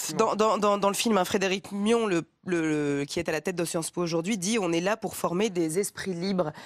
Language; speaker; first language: French; native; French